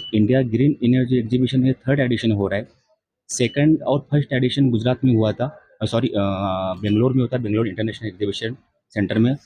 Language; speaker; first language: Hindi; non-native, local second language; Marathi